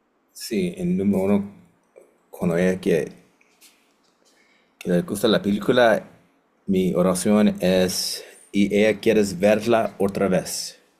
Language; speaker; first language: Spanish; non-native, learner; English